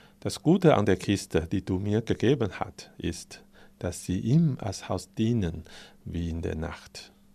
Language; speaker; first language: German; non-native, fluent; Chinese